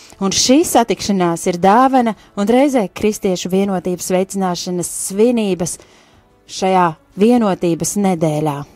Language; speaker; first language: Latvian; native; Latvian